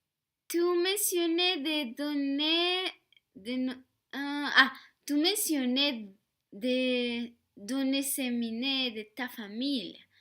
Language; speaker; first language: French; non-native, learner; Spanish